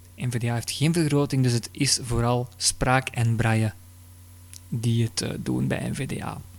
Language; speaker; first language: Dutch; native; Dutch